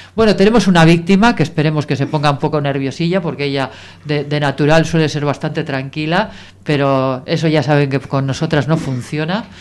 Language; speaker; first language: Spanish; native; Spanish